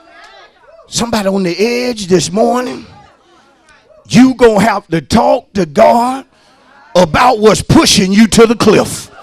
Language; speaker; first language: English; native; English